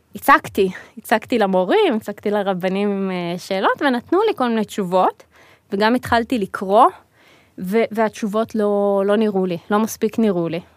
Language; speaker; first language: Hebrew; early bilingual, other home language; Russian